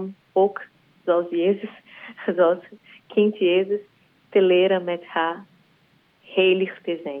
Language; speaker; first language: Dutch; non-native, learner; Portuguese